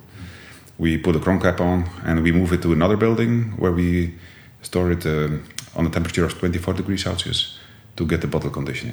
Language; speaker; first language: English; non-native, fluent; Dutch